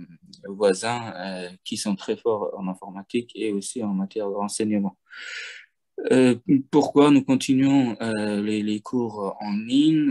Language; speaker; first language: French; non-native, fluent; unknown